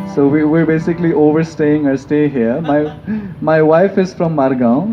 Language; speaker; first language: English; non-native, local second language; Hindi